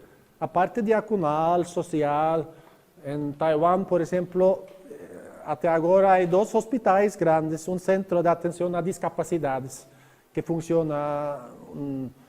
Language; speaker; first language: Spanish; non-native, learner; Norwegian